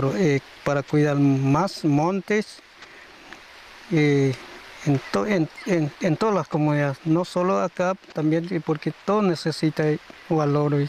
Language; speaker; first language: Spanish; non-native, local second language; Guarani